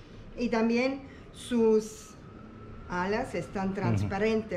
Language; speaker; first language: Spanish; non-native, learner; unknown